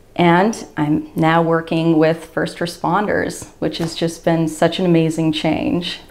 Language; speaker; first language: English; native; English